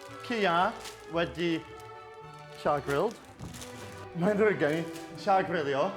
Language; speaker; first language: Welsh; non-native, learner; English